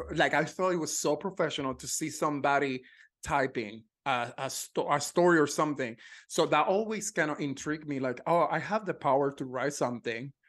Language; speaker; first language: English; non-native, fluent; Spanish